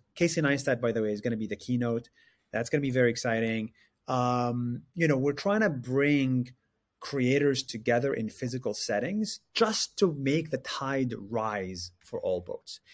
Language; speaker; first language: English; non-native, fluent; Arabic